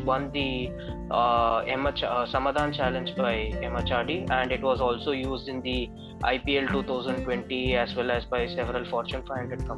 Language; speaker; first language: English; non-native, local second language; Tamil